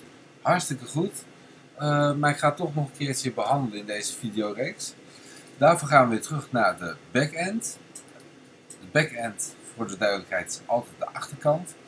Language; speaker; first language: Dutch; native; Dutch